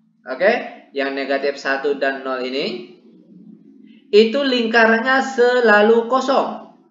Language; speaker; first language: Indonesian; native; Indonesian